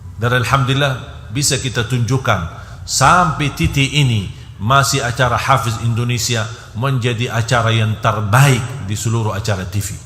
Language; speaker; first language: Indonesian; non-native, fluent; Arabic